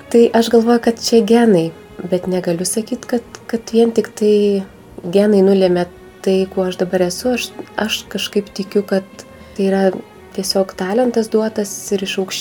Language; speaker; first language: Lithuanian; native; Lithuanian